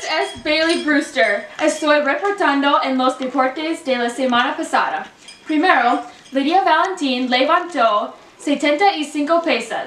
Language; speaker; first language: Spanish; non-native, learner; English